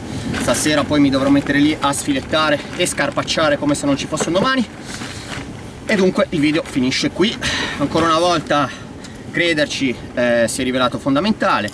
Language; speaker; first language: Italian; native; Italian